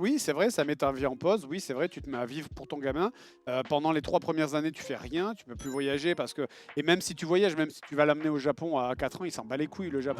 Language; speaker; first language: French; native; French